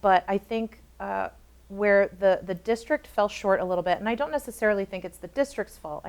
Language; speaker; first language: English; native; English